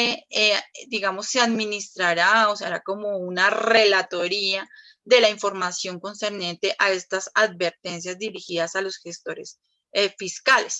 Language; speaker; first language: Spanish; native; Spanish